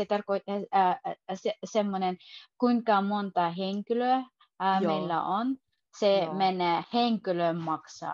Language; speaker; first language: Finnish; non-native, learner; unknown